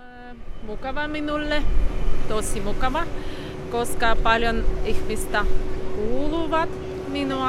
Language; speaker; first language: Finnish; non-native, learner; Russian